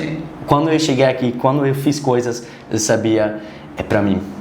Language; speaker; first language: Portuguese; non-native, learner; Dutch